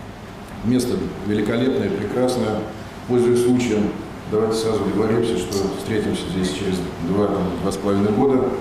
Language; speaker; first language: Russian; native; Russian